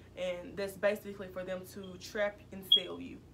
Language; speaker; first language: English; native; English